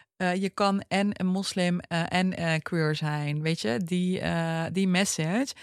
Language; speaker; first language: Dutch; early bilingual, other home language; Turkish